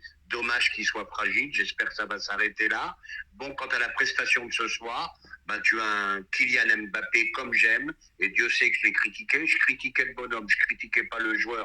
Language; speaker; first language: French; native; French